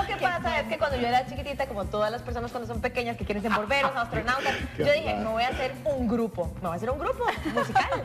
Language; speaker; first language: Spanish; native; Spanish